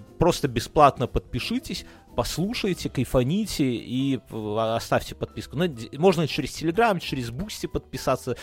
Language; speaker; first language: Russian; non-native, local second language; Belarusian